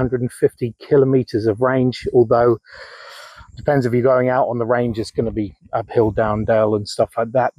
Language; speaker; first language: English; native; English